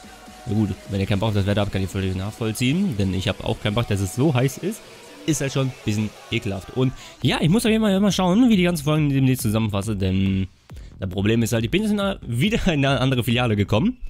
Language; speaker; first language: German; native; German